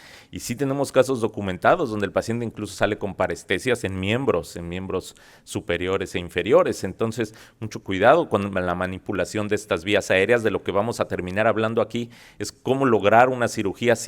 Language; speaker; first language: Spanish; native; Spanish